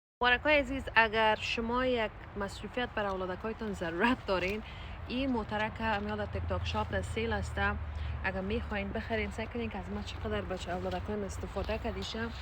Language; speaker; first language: Persian; native; Persian